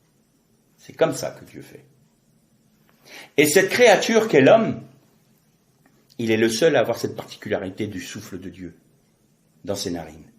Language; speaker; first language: French; native; French